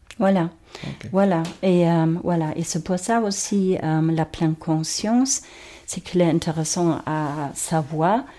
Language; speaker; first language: French; non-native, fluent; German